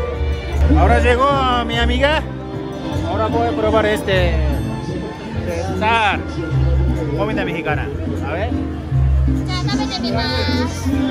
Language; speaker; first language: Spanish; non-native, learner; Japanese